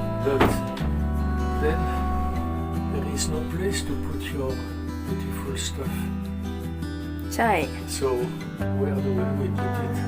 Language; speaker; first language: English; non-native, fluent; French